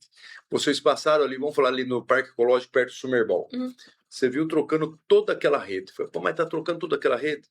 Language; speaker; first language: Portuguese; native; Portuguese